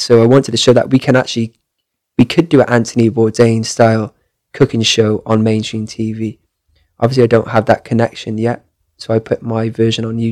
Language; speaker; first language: English; native; English